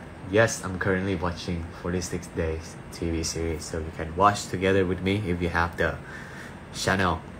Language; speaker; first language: English; non-native, fluent; Thai